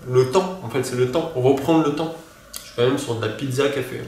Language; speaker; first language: French; native; French